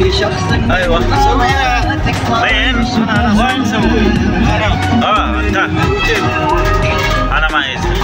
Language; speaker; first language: Arabic; non-native, learner; Nepali